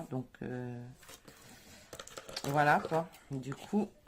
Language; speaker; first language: French; native; French